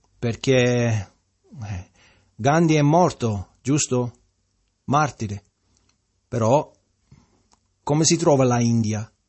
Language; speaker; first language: Italian; early bilingual, heritage; Italian